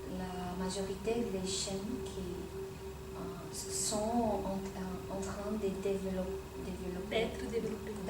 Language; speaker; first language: French; non-native, fluent; Portuguese